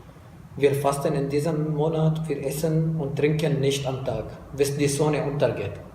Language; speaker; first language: German; non-native, fluent; Arabic